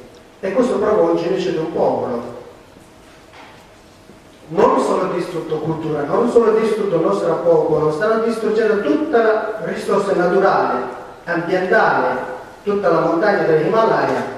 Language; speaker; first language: Italian; non-native, learner; Tibetan